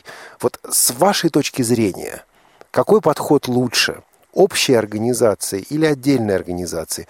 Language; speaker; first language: Russian; native; Russian